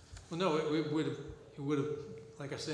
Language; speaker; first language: English; native; English